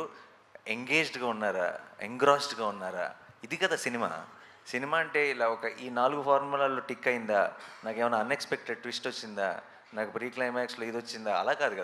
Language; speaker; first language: Telugu; native; Telugu